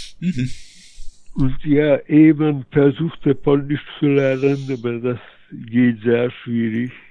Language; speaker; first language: German; early bilingual, heritage; Polish